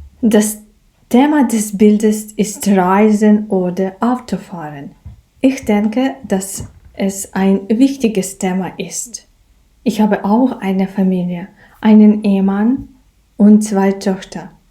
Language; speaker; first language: German; non-native, fluent; Ukrainian